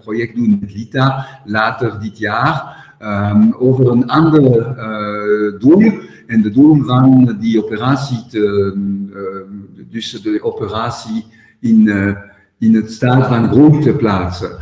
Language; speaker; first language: Dutch; non-native, local second language; French